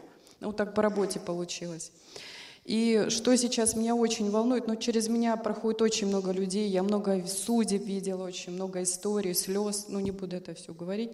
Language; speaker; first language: Russian; native; Russian